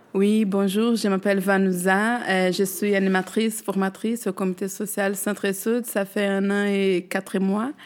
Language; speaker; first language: French; non-native, fluent; Portuguese